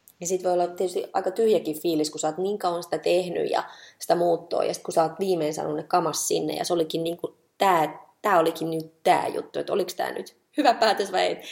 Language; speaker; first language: Finnish; native; Finnish